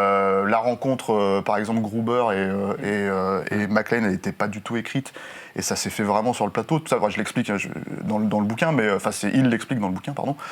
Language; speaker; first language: French; native; French